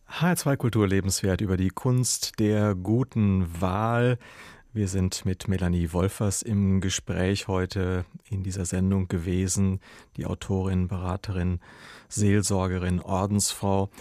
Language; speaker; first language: German; native; German